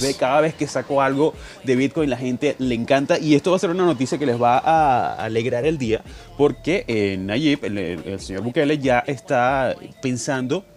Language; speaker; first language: Spanish; native; Spanish